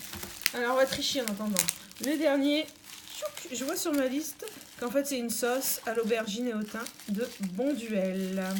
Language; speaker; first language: French; native; French